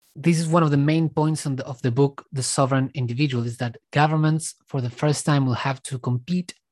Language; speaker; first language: English; non-native, fluent; Spanish